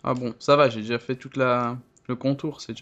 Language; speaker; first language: French; native; French